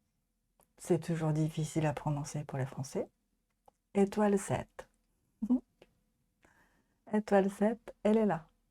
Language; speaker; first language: French; non-native, fluent; Japanese